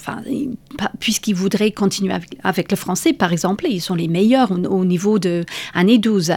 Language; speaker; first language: French; non-native, fluent; English